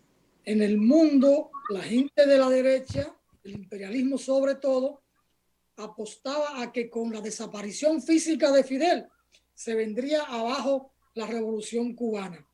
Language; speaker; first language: Spanish; native; Spanish